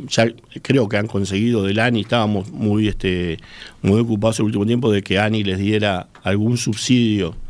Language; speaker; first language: Spanish; native; Spanish